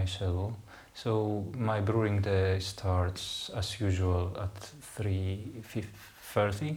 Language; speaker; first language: English; non-native, fluent; Polish